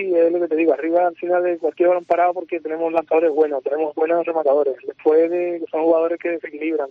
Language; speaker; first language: Spanish; native; Spanish